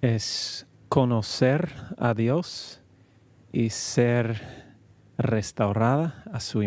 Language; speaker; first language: Spanish; non-native, learner; English